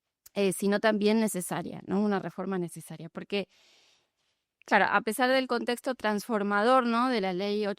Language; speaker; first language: Spanish; native; Spanish